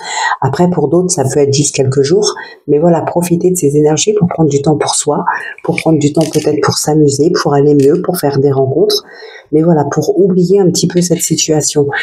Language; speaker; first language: French; native; French